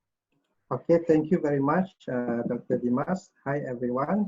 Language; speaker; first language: English; non-native, local second language; Malay